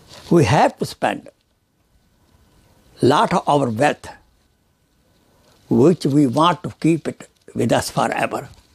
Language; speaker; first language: English; non-native, local second language; Urdu